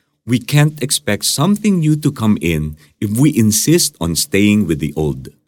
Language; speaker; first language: English; non-native, local second language; Filipino